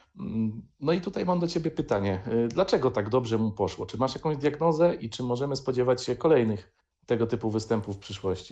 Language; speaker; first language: Polish; native; Polish